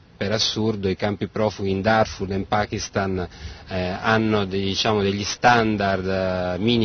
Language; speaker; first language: Italian; native; Italian